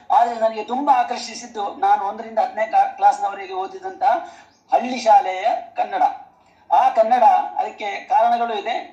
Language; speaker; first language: Kannada; non-native, local second language; Marathi